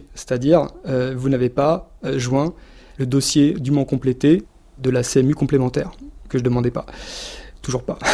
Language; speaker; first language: French; native; French